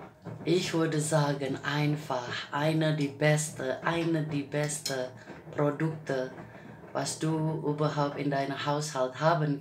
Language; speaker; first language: German; non-native, learner; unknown